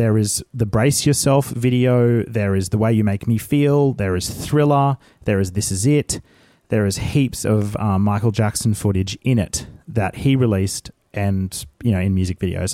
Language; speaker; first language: English; native; English